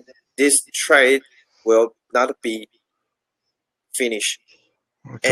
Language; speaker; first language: English; non-native, learner; Chinese